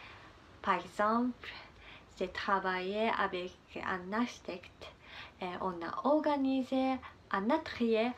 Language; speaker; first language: French; non-native, learner; Japanese